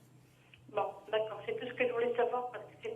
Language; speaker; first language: French; native; French